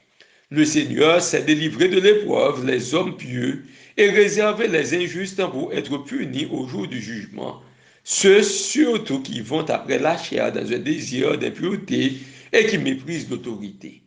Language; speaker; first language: French; non-native, local second language; Haitian Creole